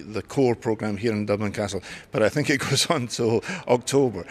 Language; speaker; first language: English; native; English